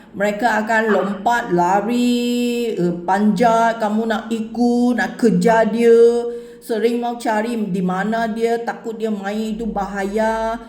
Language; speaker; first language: Malay; non-native, local second language; Chinese